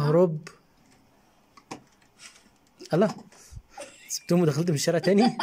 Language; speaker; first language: Arabic; native; Arabic